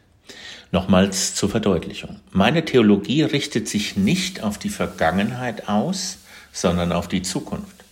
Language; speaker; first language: German; native; German